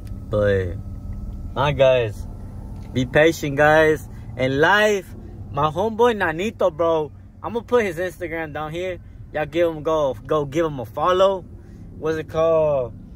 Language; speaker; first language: English; early bilingual, other home language; Spanish